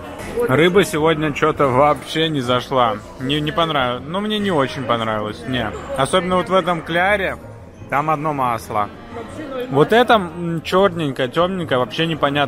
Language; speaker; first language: Russian; native; Russian